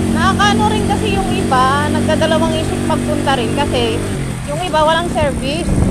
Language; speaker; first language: Filipino; non-native, local second language; Waray